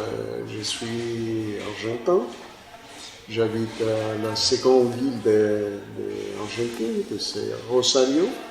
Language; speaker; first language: French; non-native, fluent; Spanish